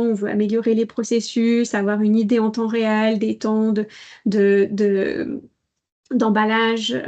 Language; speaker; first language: French; native; French